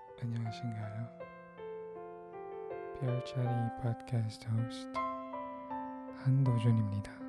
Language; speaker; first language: Korean; non-native, fluent; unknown